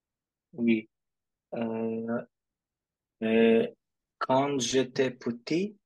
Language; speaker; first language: French; non-native, learner; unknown